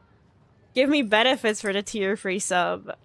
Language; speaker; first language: English; non-native, fluent; Polish